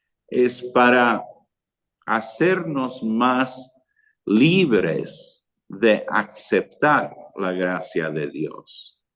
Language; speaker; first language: Spanish; non-native, fluent; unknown